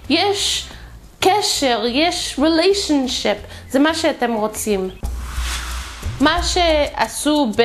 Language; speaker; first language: Hebrew; non-native, fluent; English